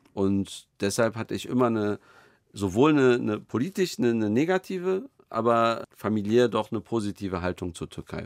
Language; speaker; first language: German; native; German